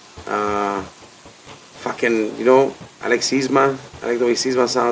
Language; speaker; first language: English; early bilingual, other home language; Spanish